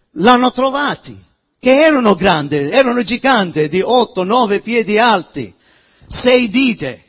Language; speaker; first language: Italian; early bilingual, heritage; Italian